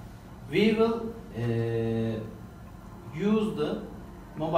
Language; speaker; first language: English; non-native, learner; Turkish